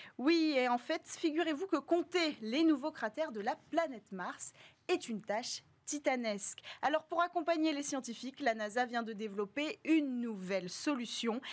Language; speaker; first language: French; native; French